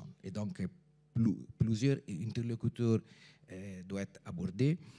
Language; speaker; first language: French; non-native, fluent; Italian